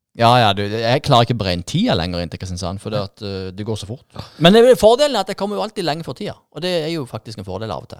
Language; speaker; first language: Norwegian; native; Norwegian